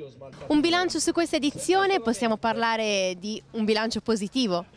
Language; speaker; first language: Italian; native; Italian